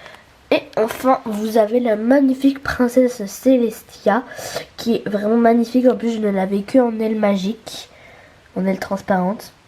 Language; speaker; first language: French; native; French